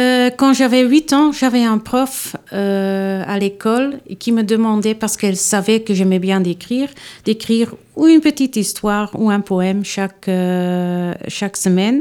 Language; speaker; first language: French; non-native, local second language; Dutch